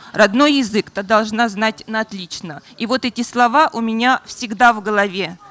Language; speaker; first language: Russian; non-native, local second language; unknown